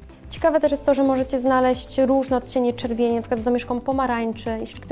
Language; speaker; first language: Polish; native; Polish